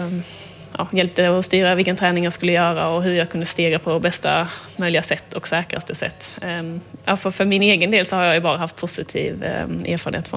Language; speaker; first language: Swedish; native; Swedish